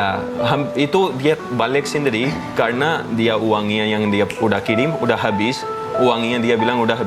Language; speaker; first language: Indonesian; non-native, fluent; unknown